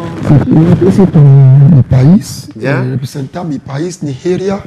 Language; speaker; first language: Spanish; non-native, learner; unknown